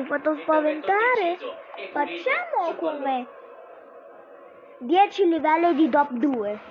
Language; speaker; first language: Italian; early bilingual, other home language; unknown